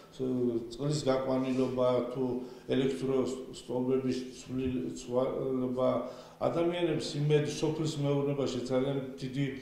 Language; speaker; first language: Georgian; non-native, local second language; Azerbaijani